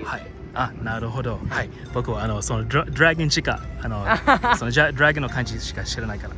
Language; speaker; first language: Japanese; non-native, fluent; English